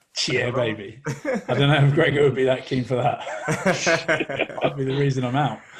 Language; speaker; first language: English; native; English